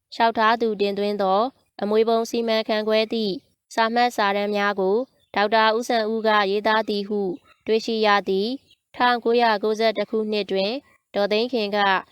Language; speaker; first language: Burmese; native; Burmese